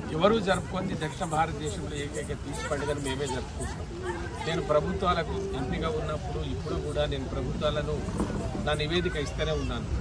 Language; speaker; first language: Telugu; non-native, local second language; Lambadi